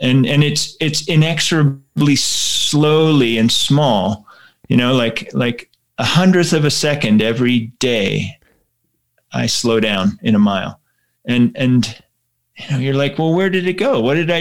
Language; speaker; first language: English; native; English